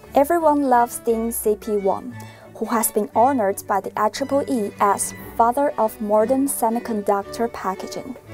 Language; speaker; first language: English; non-native, fluent; Chinese